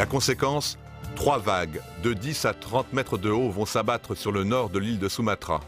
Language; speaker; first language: French; native; French